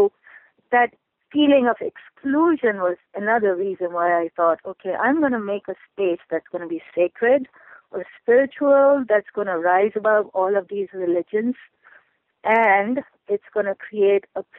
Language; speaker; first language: English; non-native, local second language; Urdu